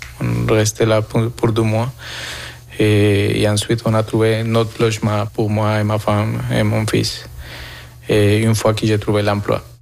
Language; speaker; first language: French; non-native, fluent; Spanish